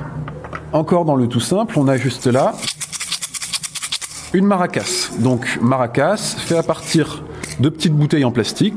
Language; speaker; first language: French; native; French